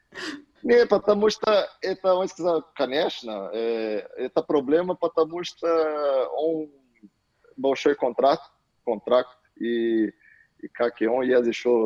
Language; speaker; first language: Russian; non-native, learner; Portuguese